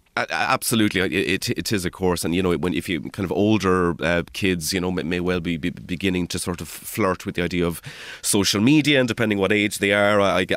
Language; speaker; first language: English; native; English